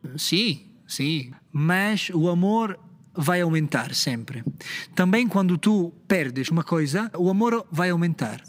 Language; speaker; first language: Portuguese; non-native, fluent; Italian